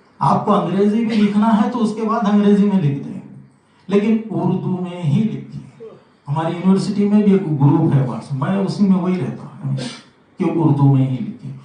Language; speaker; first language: Urdu; native; Urdu